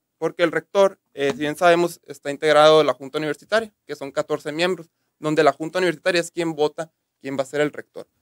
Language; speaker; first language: Spanish; native; Spanish